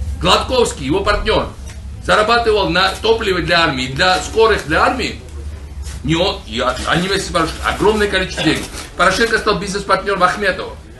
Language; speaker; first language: Russian; non-native, local second language; Georgian